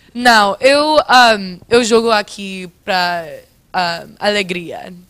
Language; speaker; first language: Portuguese; non-native, fluent; English